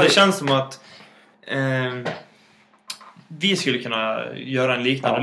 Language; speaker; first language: Swedish; native; Swedish